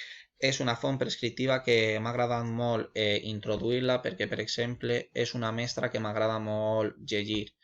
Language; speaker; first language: Catalan; non-native, local second language; Spanish